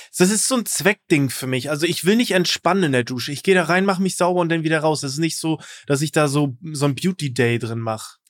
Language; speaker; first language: German; native; German